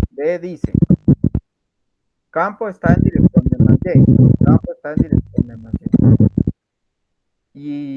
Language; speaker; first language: Spanish; native; Spanish